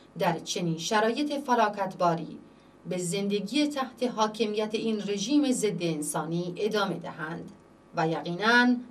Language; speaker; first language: Persian; non-native, local second language; Central Kurdish